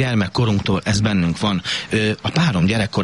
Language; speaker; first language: Hungarian; native; Hungarian